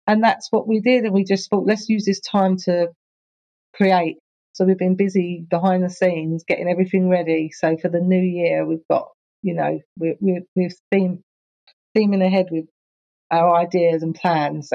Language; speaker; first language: English; native; English